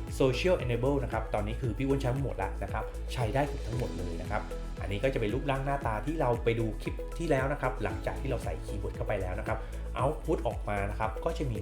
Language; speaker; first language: Thai; native; Thai